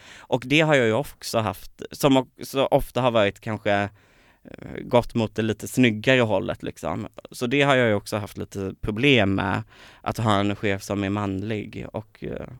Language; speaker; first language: Swedish; native; Swedish